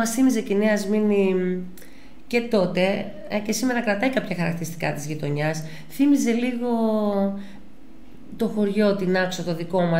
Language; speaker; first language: Greek; native; Greek